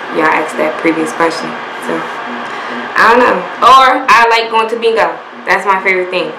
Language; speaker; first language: English; native; English